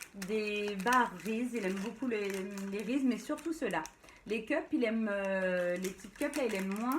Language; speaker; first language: French; native; French